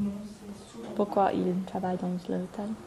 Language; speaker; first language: French; non-native, learner; English